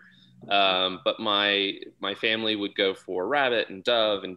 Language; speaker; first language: English; native; English